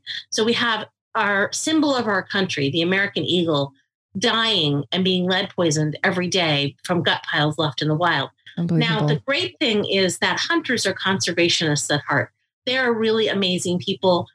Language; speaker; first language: English; native; English